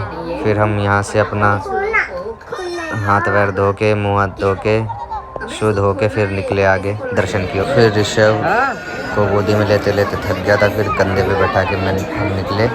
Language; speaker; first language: Hindi; native; Hindi